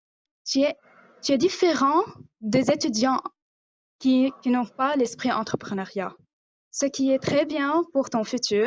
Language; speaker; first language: French; non-native, local second language; Arabic